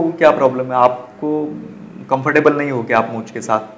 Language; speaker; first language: Hindi; non-native, local second language; Marathi